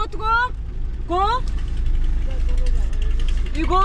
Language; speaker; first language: Korean; native; Korean